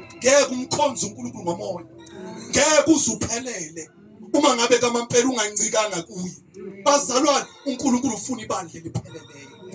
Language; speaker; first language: Zulu; native; Zulu